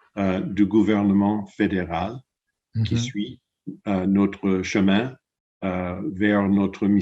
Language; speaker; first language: French; non-native, fluent; English